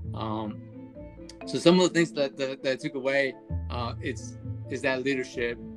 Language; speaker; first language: English; early bilingual, other home language; Spanish